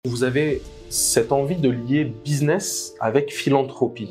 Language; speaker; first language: French; native; French